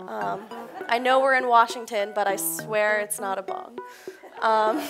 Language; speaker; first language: English; native; English